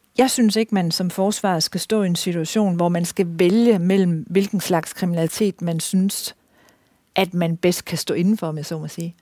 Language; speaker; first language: Danish; native; Danish